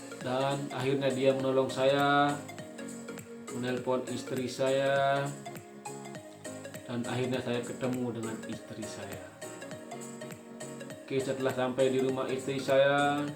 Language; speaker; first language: Indonesian; non-native, local second language; Sasak